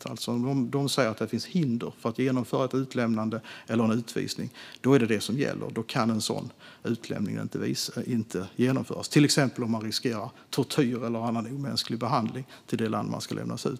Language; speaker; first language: Swedish; native; Swedish